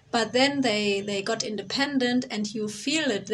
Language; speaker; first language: English; non-native, fluent; German